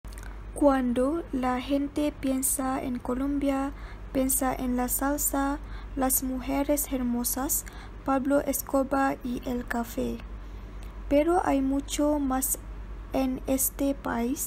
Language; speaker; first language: Spanish; non-native, learner; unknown